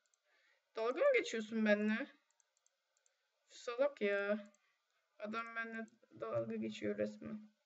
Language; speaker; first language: Turkish; native; Turkish